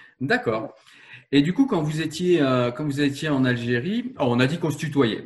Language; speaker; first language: French; native; French